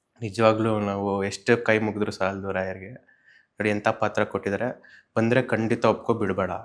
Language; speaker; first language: Kannada; native; Kannada